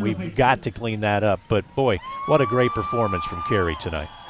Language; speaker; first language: English; native; English